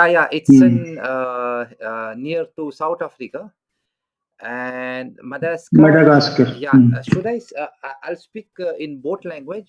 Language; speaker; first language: English; non-native, local second language; French